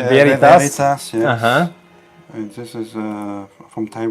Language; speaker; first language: English; non-native, learner; Italian